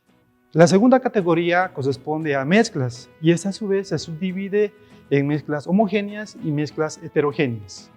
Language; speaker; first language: Spanish; native; Spanish